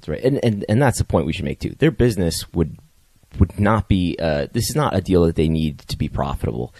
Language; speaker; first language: English; native; English